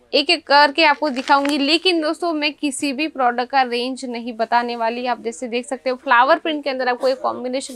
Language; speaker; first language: Hindi; native; Hindi